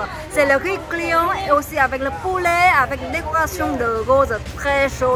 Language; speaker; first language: French; non-native, learner; Vietnamese